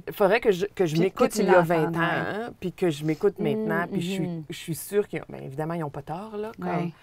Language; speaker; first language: French; native; French